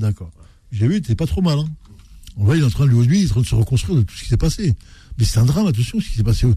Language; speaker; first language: French; native; French